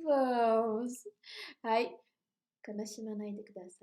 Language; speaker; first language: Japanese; non-native, learner; Portuguese